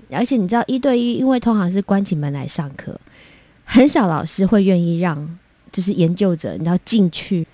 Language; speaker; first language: Chinese; non-native, local second language; Min Nan Chinese